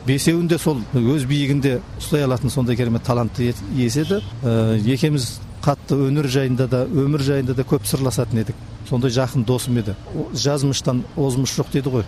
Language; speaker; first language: Kazakh; native; Kazakh